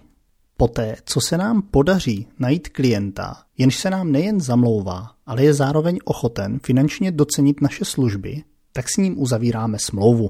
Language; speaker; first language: Czech; native; Czech